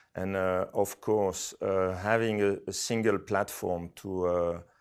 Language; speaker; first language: English; non-native, fluent; French